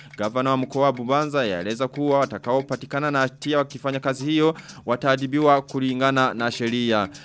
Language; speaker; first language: Swahili; non-native, local second language; Rundi